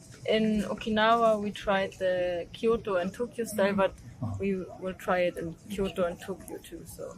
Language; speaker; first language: English; non-native, fluent; German